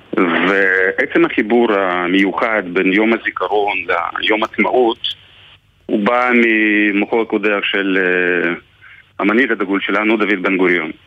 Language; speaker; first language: Hebrew; non-native, fluent; Russian